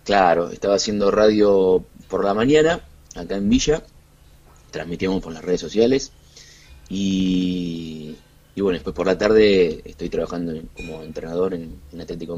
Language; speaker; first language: Spanish; native; Spanish